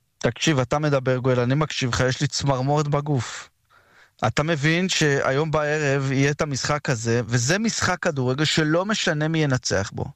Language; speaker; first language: Hebrew; early bilingual, other home language; French